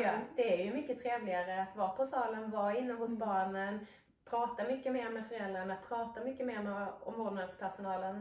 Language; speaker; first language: Swedish; native; Swedish